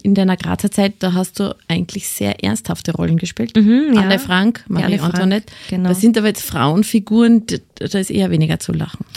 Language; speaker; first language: German; native; German